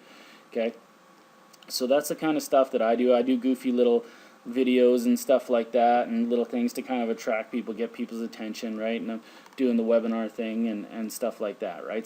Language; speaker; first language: English; native; English